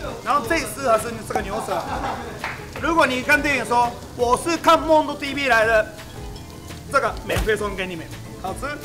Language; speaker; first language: Chinese; non-native, fluent; Japanese